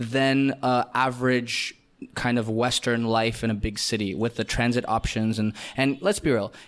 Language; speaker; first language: English; non-native, fluent; Russian